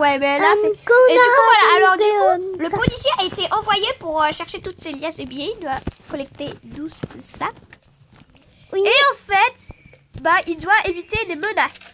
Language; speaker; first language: French; native; French